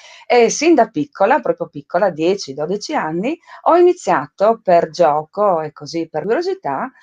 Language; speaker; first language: Italian; native; Italian